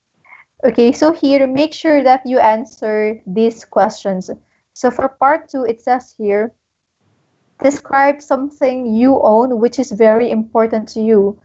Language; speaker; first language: English; non-native, local second language; Filipino